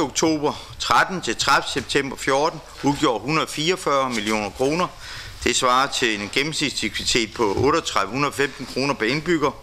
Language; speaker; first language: Danish; native; Danish